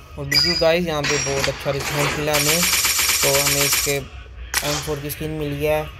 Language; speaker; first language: Hindi; native; Hindi